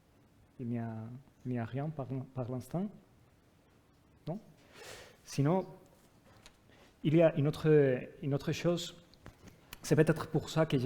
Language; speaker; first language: French; non-native, fluent; Spanish